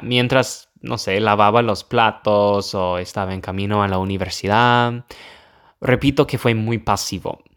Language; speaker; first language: Spanish; non-native, fluent; English